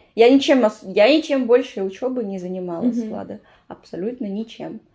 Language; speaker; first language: Russian; non-native, fluent; Spanish